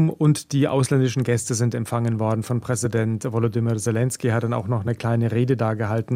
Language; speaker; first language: German; native; German